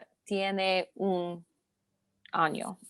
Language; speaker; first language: Spanish; non-native, learner; English